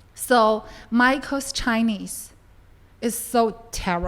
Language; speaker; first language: English; non-native, learner; Chinese